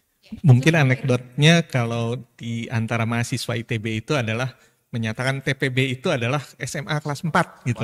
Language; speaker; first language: Indonesian; native; Indonesian